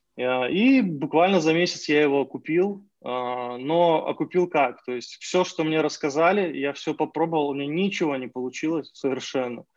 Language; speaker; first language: Russian; native; Russian